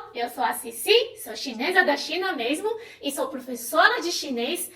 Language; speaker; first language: Portuguese; non-native, fluent; Chinese